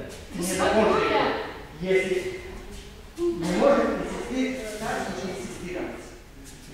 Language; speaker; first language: Russian; non-native, learner; Serbian